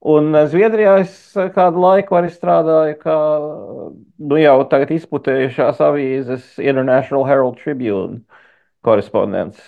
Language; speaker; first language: Latvian; early bilingual, heritage; Latvian